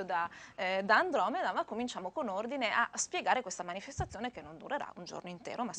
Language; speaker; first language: Italian; native; Italian